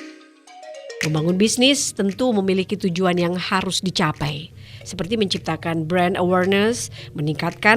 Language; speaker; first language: Indonesian; native; Indonesian